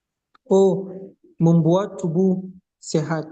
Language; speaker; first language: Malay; non-native, learner; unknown